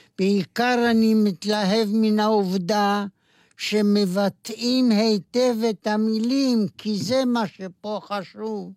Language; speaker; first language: Hebrew; non-native, fluent; Yiddish